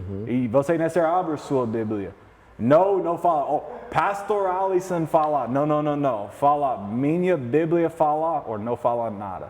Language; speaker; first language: Portuguese; non-native, learner; English